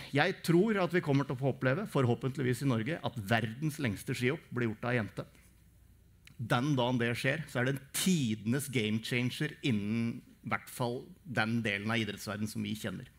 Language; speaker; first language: Norwegian; native; Norwegian